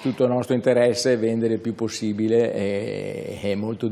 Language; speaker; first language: Italian; native; Italian